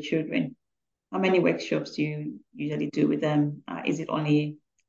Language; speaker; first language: English; non-native, local second language; Bemba